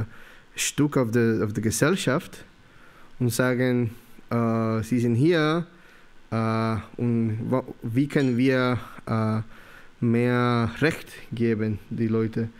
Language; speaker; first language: German; non-native, learner; Spanish